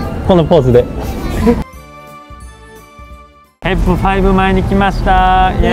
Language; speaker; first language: Japanese; native; Japanese